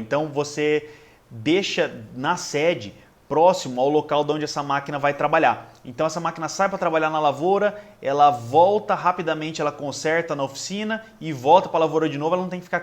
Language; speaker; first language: Portuguese; native; Portuguese